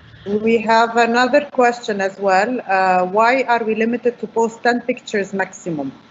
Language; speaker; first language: English; non-native, fluent; Arabic